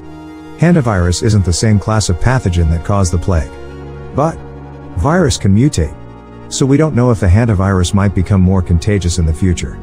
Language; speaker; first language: English; non-native, fluent; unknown